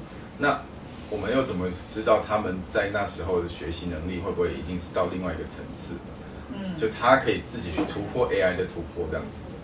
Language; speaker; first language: Chinese; native; Chinese